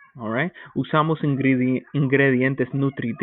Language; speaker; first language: Spanish; non-native, fluent; English